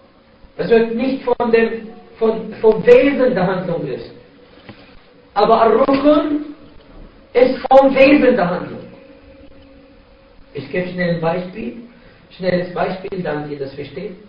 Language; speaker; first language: German; non-native, fluent; Arabic